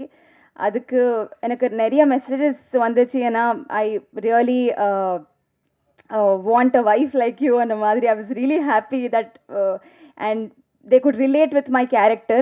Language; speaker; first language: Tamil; non-native, learner; Telugu